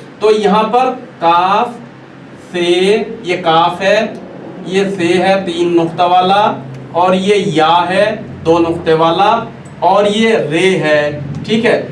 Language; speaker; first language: Urdu; native; Urdu